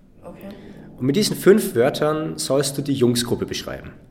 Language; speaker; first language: German; native; German